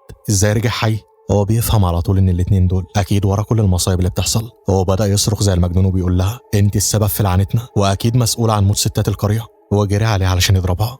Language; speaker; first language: Arabic; native; Arabic